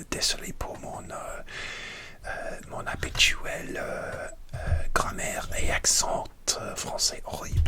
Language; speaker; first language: French; non-native, learner; English